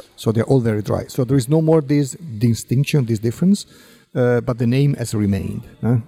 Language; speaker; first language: English; non-native, fluent; Italian